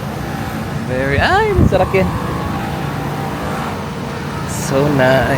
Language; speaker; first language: Filipino; non-native, local second language; Waray